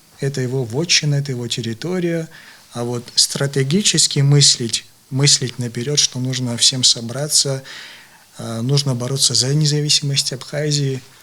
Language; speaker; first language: Russian; non-native, local second language; Abkhazian